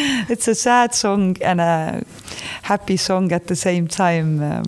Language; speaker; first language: English; non-native, fluent; Estonian